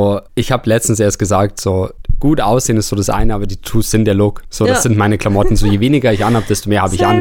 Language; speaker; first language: German; native; German